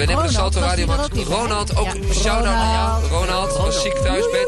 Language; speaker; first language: Dutch; native; Dutch